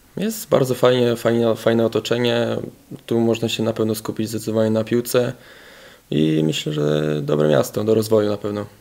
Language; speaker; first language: Polish; native; Polish